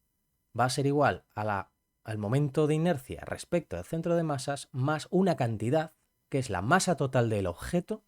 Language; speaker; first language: Spanish; native; Spanish